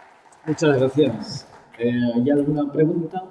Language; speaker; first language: Spanish; native; Spanish